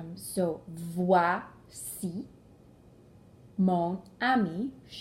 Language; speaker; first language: French; non-native, local second language; English